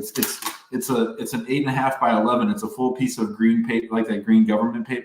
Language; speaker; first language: English; native; English